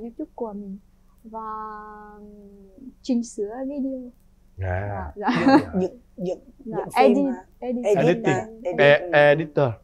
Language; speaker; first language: Vietnamese; non-native, fluent; Ukrainian